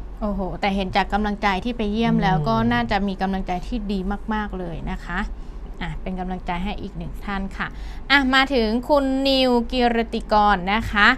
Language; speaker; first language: Thai; native; Thai